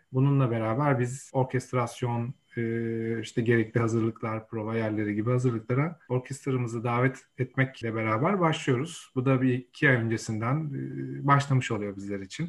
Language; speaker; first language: Turkish; native; Turkish